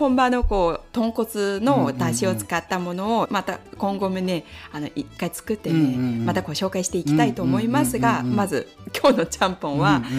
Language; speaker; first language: Japanese; non-native, fluent; Korean